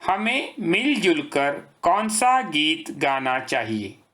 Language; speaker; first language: Hindi; non-native, local second language; Kannada